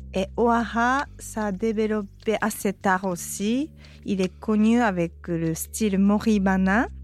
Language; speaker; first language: French; non-native, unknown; Japanese